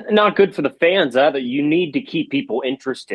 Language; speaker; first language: English; native; English